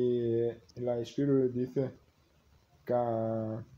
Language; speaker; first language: Spanish; non-native, learner; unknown